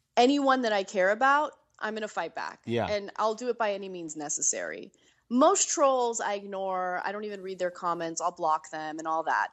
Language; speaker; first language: English; native; English